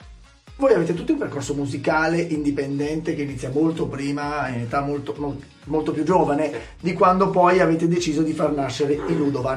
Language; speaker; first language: Italian; native; Italian